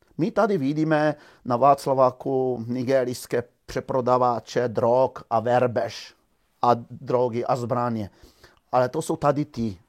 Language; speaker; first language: Czech; native; Czech